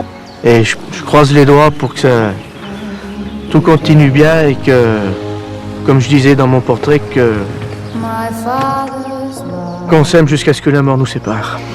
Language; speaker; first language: French; native; French